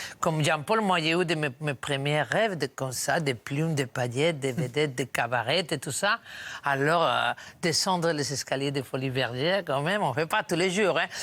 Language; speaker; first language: French; non-native, fluent; Spanish